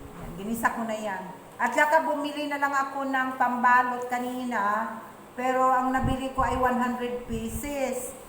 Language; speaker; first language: Filipino; native; Filipino